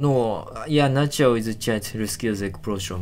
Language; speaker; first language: Russian; non-native, learner; Japanese